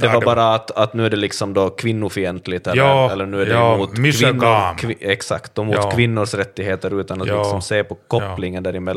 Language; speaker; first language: Swedish; native; Swedish